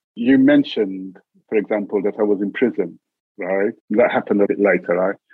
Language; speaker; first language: English; native; English